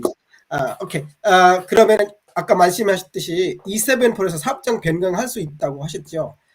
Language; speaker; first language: Korean; non-native, fluent; Bangla